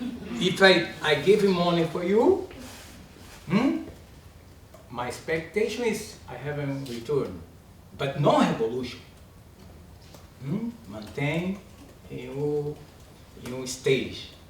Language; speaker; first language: English; non-native, learner; Portuguese